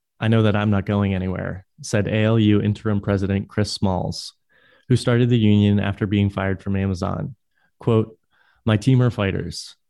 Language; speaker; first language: English; native; English